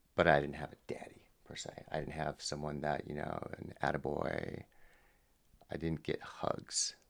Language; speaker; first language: English; native; English